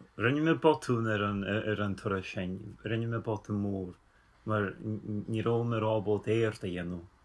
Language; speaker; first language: Irish; non-native, fluent; English